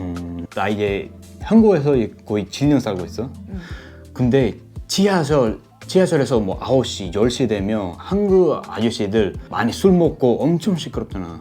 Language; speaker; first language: Korean; non-native, fluent; Spanish